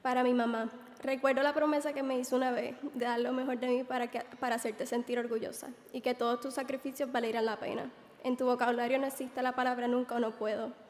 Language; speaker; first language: Spanish; early bilingual, other home language; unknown